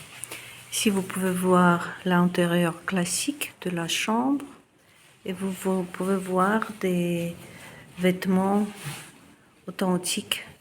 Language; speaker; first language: French; non-native, fluent; Russian